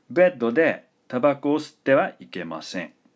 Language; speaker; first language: Japanese; non-native, fluent; English